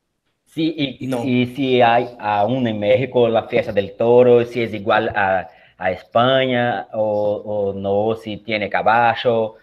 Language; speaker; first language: Spanish; non-native, fluent; Portuguese